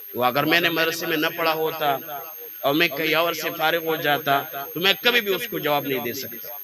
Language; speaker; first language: Urdu; non-native, local second language; Pashto